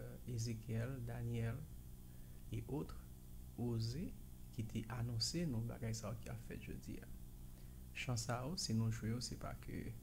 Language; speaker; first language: French; non-native, local second language; Haitian Creole